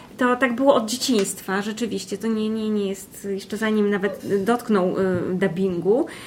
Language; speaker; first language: Polish; native; Polish